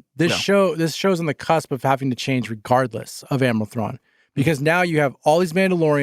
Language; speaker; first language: English; native; English